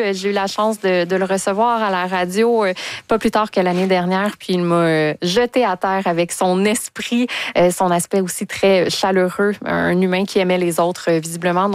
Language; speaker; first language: French; native; French